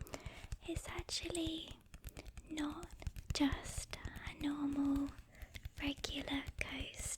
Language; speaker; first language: English; native; English